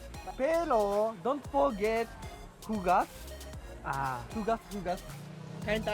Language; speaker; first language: Filipino; non-native, learner; Japanese